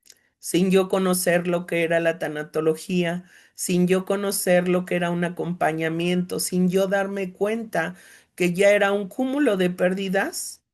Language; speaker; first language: Spanish; native; Spanish